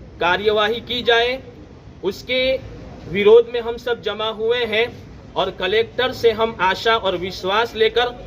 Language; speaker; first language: Urdu; non-native, local second language; Gujarati